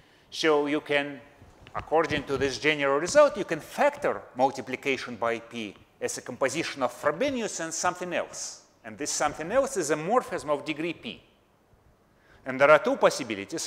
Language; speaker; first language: English; non-native, fluent; Russian